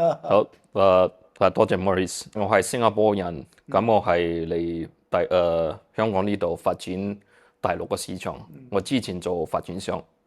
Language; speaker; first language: Cantonese; early bilingual, heritage; Cantonese